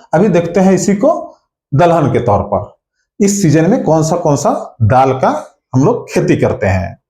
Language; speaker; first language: Hindi; non-native, local second language; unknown